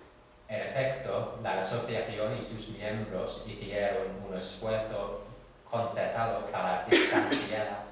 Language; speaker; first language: Spanish; non-native, fluent; English